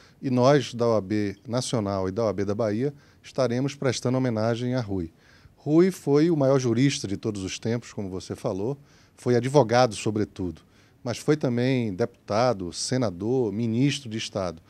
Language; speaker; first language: Portuguese; native; Portuguese